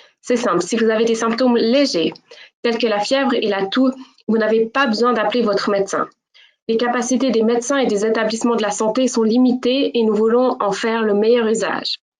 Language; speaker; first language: French; native; French